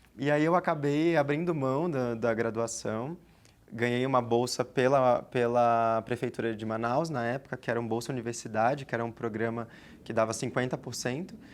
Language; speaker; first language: Portuguese; native; Portuguese